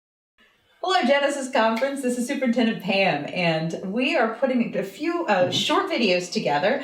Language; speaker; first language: English; native; English